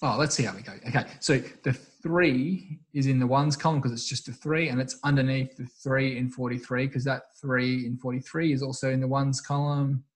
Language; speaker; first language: English; native; English